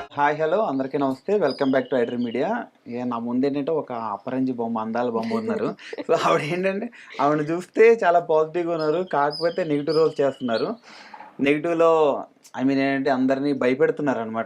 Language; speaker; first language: Telugu; native; Telugu